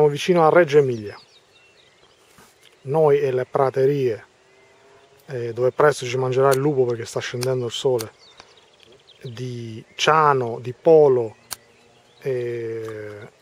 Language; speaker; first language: Italian; early bilingual, other home language; Albanian